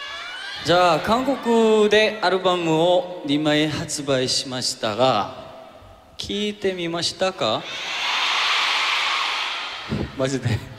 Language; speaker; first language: Japanese; non-native, fluent; Korean